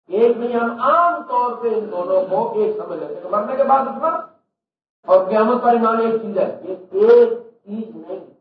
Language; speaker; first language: Urdu; non-native, local second language; Punjabi